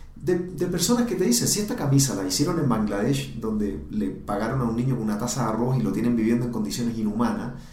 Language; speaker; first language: Spanish; native; Spanish